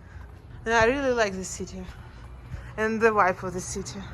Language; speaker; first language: English; non-native, learner; Russian